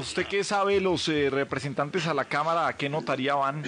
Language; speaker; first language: Spanish; native; Spanish